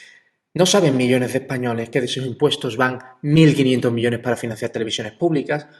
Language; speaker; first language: Spanish; native; Spanish